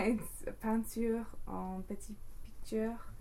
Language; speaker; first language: French; non-native, learner; English